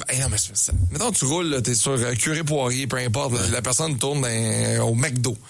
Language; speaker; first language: French; native; French